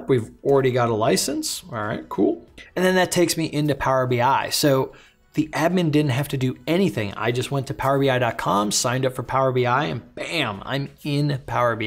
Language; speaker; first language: English; native; English